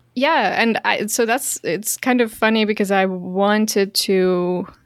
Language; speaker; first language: English; non-native, fluent; Dutch